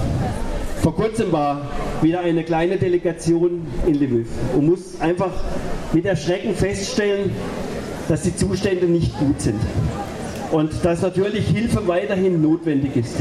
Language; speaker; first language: German; native; German